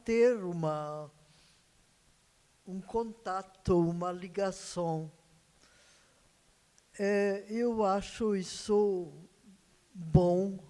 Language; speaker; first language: Portuguese; non-native, fluent; Hungarian